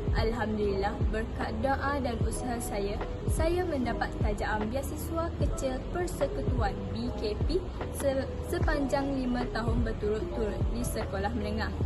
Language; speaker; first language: Malay; native; Malay